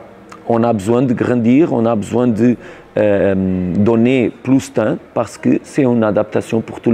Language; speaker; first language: French; non-native, learner; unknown